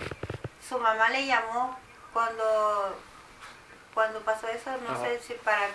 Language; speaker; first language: Spanish; native; Spanish